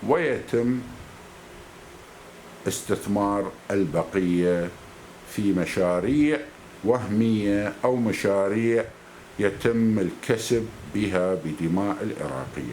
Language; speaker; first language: Arabic; native; Arabic